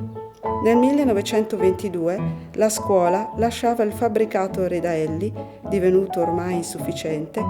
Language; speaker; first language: Italian; native; Italian